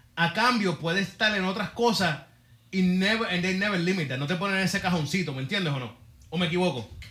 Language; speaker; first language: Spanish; early bilingual, heritage; Spanish